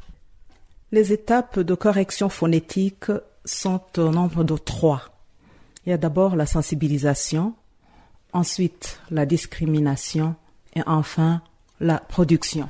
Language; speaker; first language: French; non-native, local second language; Rundi